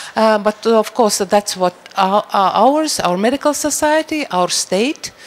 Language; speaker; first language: English; non-native, fluent; Latvian